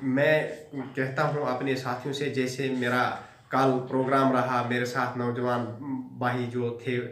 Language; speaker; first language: Hindi; non-native, local second language; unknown